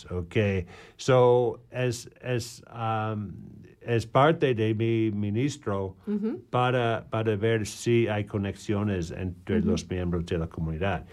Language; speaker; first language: Spanish; non-native, learner; English